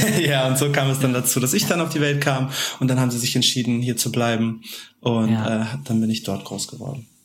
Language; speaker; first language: German; native; German